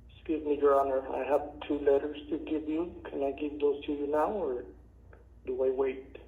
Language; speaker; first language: English; non-native, fluent; Latvian